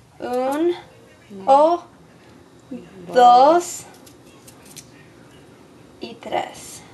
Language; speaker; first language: Spanish; non-native, learner; English